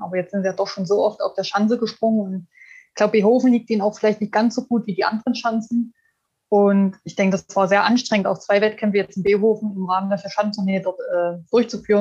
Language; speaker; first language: German; native; German